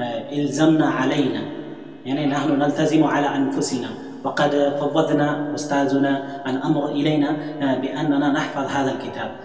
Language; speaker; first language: Arabic; non-native, fluent; Urdu